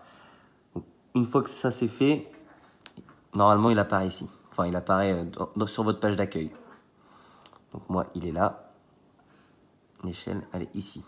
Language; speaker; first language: French; native; French